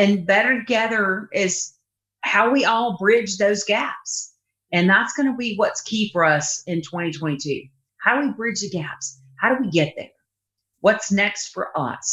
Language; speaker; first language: English; native; English